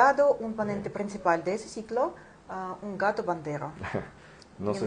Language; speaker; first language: Spanish; non-native, fluent; Ukrainian